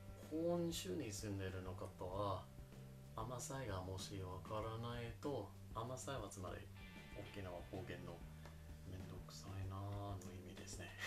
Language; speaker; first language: Japanese; non-native, learner; English